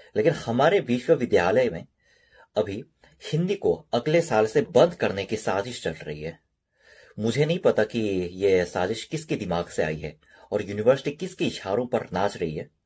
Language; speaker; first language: Hindi; non-native, learner; Korean